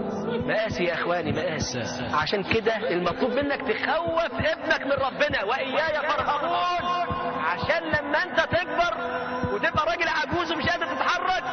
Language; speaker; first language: Arabic; native; Arabic